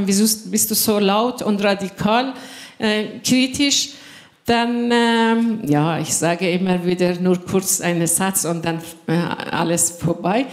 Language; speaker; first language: German; non-native, fluent; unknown